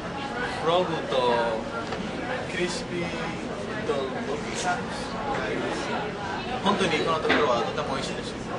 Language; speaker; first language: Japanese; non-native, learner; English